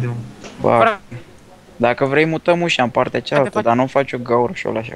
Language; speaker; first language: Romanian; native; Romanian